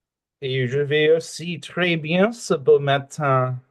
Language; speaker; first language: French; non-native, learner; English